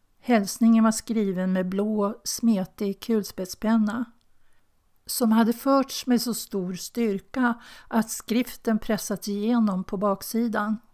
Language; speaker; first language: Swedish; native; Swedish